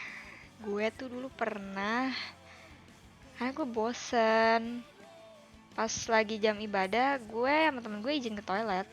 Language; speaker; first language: Indonesian; native; Indonesian